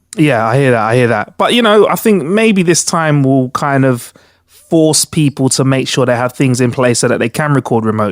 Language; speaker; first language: English; native; English